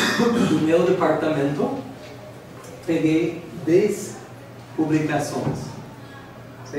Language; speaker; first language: Spanish; non-native, fluent; English